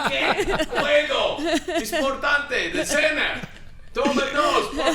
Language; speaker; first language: Spanish; non-native, learner; English